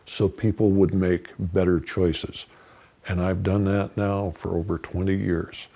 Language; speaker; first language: English; native; English